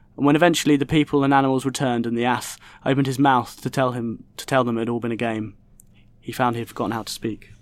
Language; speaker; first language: English; native; English